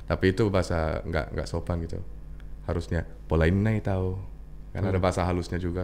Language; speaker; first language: Indonesian; non-native, fluent; English